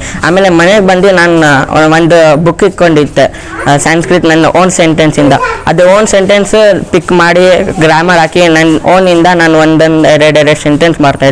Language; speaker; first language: Kannada; non-native, local second language; Urdu